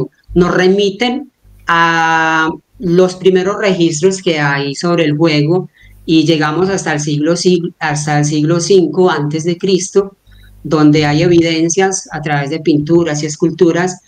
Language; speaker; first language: Spanish; native; Spanish